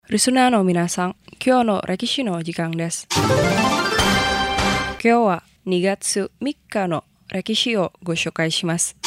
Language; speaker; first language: Japanese; non-native, fluent; Indonesian